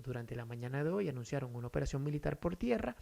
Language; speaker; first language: Spanish; native; Spanish